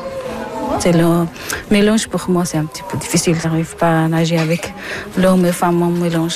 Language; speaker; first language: French; non-native, learner; Persian